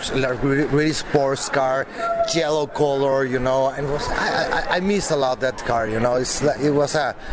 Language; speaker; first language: English; non-native, fluent; Spanish